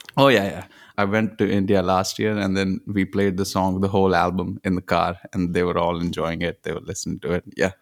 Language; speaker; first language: English; non-native, local second language; Punjabi